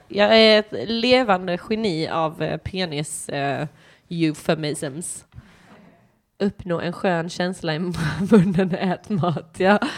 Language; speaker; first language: Swedish; early bilingual, other home language; English